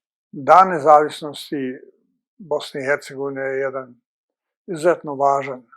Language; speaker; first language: Bosnian; native; Bosnian